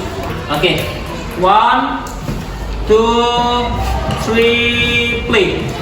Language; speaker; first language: English; non-native, fluent; Indonesian